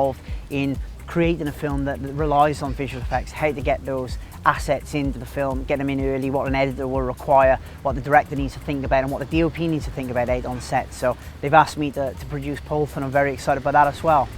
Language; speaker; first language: English; native; English